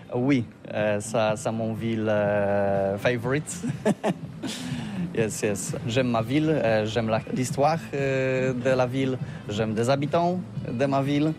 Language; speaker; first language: French; non-native, learner; Polish